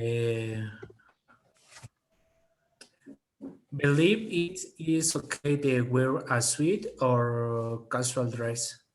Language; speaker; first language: English; non-native, learner; Spanish